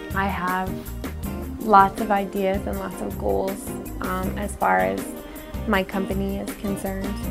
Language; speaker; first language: English; native; English